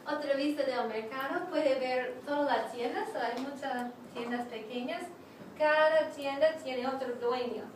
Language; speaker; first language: Spanish; non-native, fluent; English